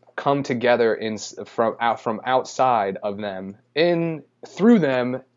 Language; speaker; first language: English; native; English